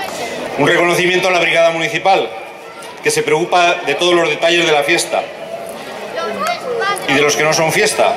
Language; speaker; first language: Spanish; native; Spanish